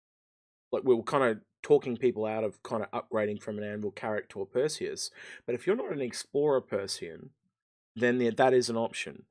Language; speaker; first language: English; native; English